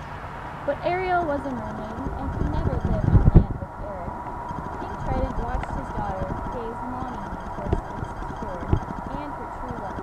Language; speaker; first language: English; native; English